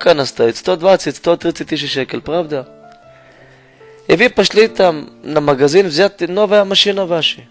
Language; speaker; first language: Russian; non-native, learner; Hebrew